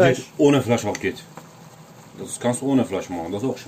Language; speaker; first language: German; non-native, learner; Turkish